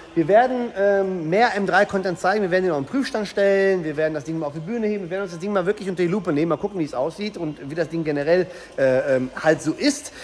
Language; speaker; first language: German; native; German